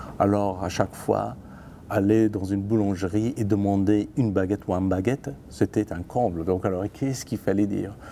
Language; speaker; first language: French; non-native, fluent; Persian